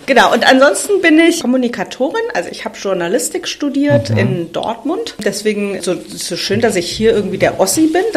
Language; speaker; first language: German; native; German